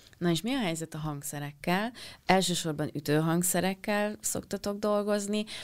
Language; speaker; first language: Hungarian; native; Hungarian